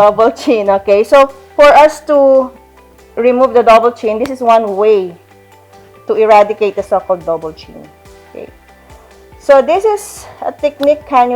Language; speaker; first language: English; non-native, local second language; Filipino